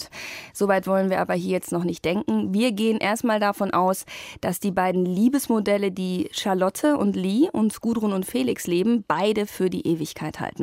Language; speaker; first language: German; native; German